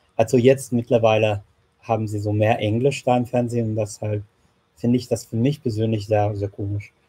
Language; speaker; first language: German; non-native, fluent; English